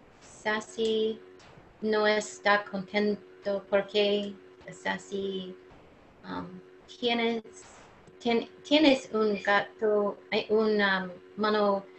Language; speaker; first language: Spanish; non-native, learner; English